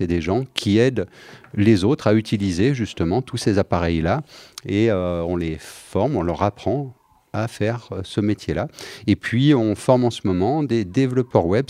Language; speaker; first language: French; native; French